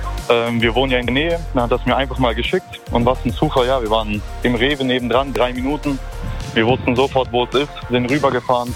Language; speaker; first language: German; native; German